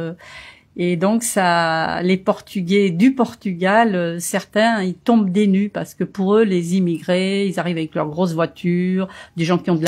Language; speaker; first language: French; early bilingual, other home language; Portuguese